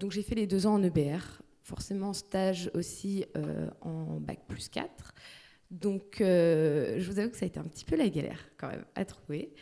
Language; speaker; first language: French; native; French